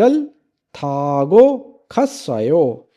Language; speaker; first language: Korean; non-native, learner; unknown